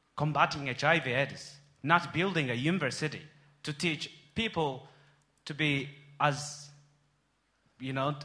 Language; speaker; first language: English; non-native, fluent; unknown